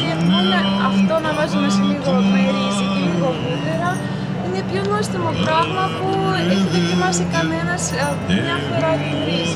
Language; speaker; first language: Greek; non-native, fluent; Ukrainian